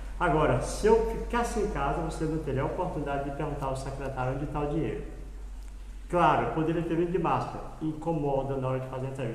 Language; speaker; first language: Portuguese; native; Portuguese